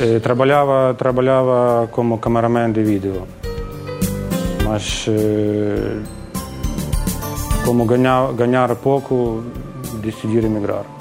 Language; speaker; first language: Portuguese; non-native, learner; Ukrainian